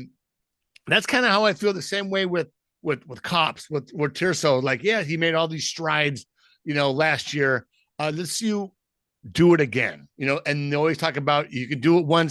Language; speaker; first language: English; native; English